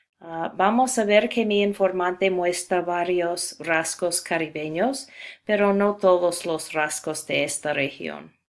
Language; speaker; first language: Spanish; non-native, fluent; English